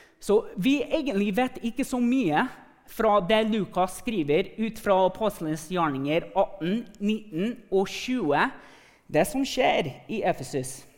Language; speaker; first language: Norwegian; non-native, fluent; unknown